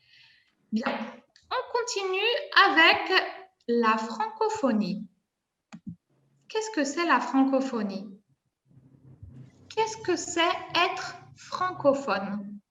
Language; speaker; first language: French; non-native, fluent; Spanish